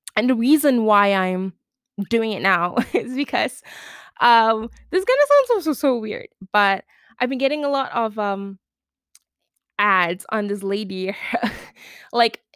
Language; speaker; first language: English; non-native, local second language; Malay